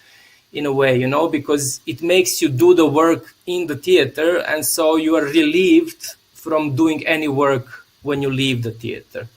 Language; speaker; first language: English; non-native, fluent; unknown